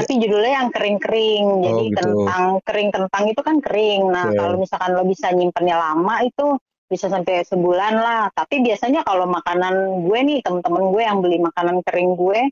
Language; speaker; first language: Indonesian; native; Indonesian